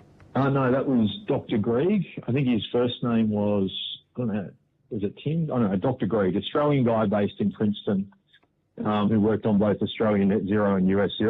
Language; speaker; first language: English; native; English